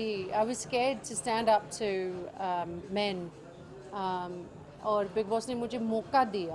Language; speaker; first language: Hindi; early bilingual, heritage; English